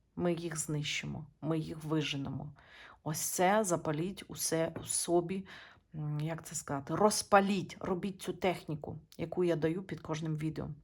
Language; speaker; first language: Ukrainian; native; Ukrainian